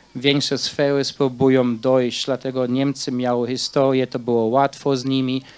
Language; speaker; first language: Polish; non-native, fluent; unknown